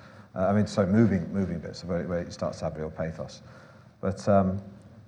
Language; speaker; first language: English; native; English